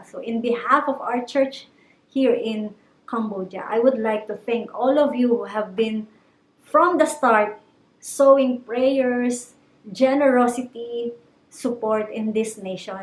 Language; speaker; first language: English; non-native, local second language; Filipino